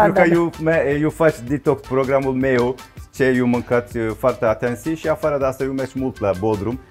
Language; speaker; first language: Romanian; non-native, learner; Turkish